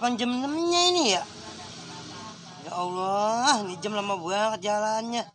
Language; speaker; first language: Indonesian; native; Indonesian